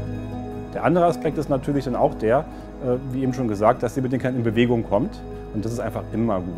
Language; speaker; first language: German; native; German